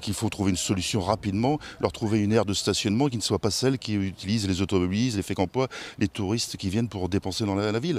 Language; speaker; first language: French; native; French